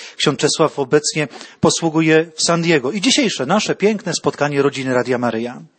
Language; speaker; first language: Polish; native; Polish